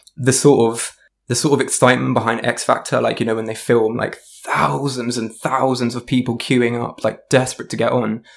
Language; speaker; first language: English; native; English